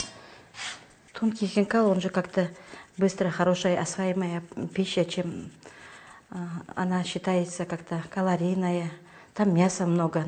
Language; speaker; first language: Russian; non-native, local second language; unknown